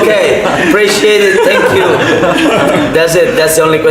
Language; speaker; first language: English; non-native, fluent; Indonesian